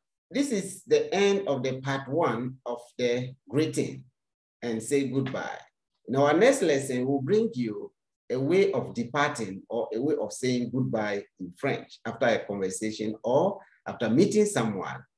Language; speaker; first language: English; non-native, local second language; Akan